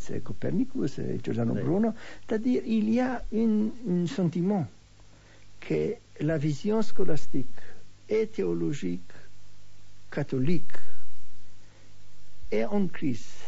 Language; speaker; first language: French; non-native, fluent; Hebrew